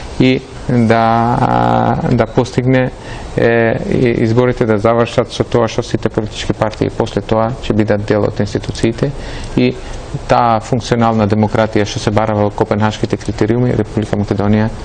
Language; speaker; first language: Macedonian; non-native, local second language; Albanian